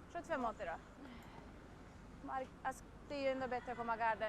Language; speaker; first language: Swedish; native; Swedish